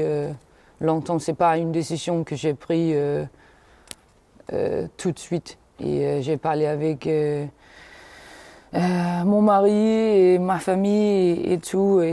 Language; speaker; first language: French; non-native, fluent; Danish